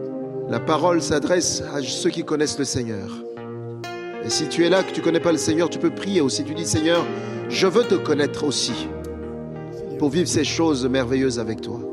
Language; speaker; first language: French; native; French